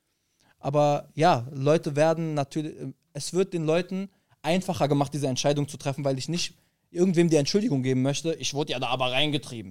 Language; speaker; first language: German; early bilingual, other home language; Arabic